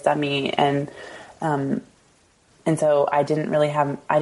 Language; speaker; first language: English; native; English